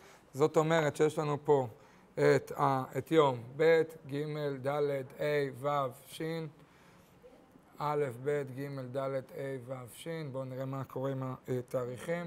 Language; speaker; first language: Hebrew; native; Hebrew